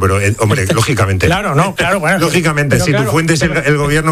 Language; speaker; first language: Spanish; native; Spanish